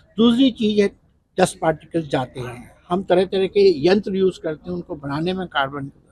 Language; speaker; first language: Hindi; native; Hindi